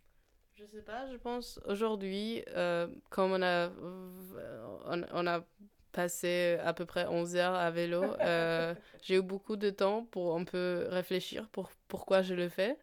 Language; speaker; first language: French; non-native, fluent; Polish